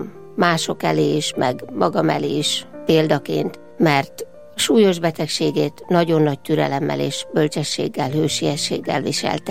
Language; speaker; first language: Hungarian; native; Hungarian